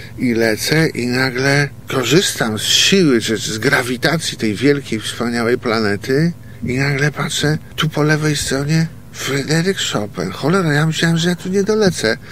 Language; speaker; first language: Polish; native; Polish